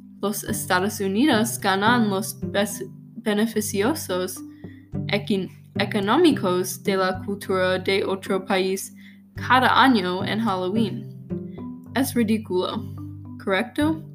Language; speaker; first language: Spanish; non-native, learner; English